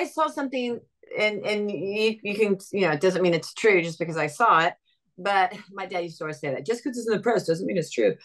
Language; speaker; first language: English; native; English